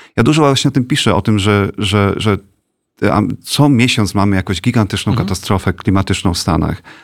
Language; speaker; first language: Polish; native; Polish